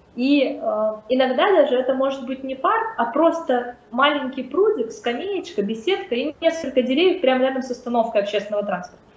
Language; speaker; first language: Russian; native; Russian